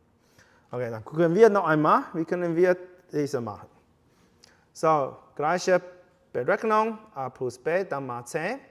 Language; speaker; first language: German; non-native, fluent; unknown